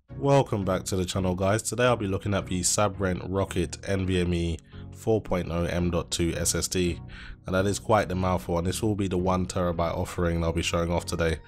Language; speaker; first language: English; native; English